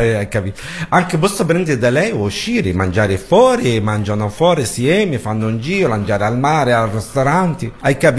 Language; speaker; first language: Italian; non-native, learner; Arabic